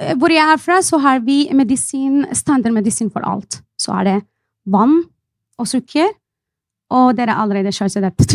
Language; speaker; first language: Norwegian; non-native, fluent; Arabic